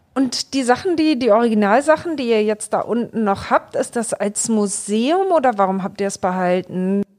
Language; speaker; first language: German; native; German